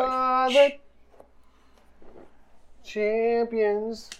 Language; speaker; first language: English; native; English